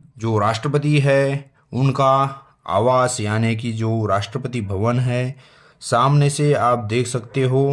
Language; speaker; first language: Hindi; non-native, local second language; Marathi